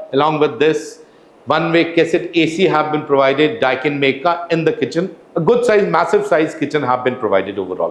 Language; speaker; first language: English; non-native, local second language; Hindi